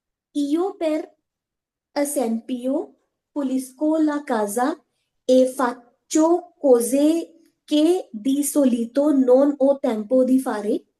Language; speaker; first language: Italian; non-native, learner; Hindi